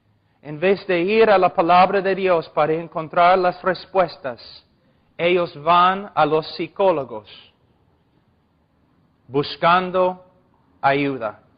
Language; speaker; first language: Spanish; non-native, fluent; English